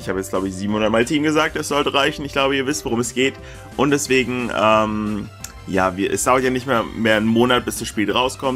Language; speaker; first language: German; native; German